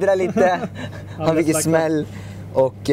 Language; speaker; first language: Swedish; native; Swedish